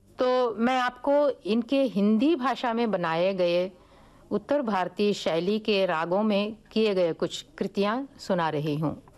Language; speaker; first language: Hindi; non-native, local second language; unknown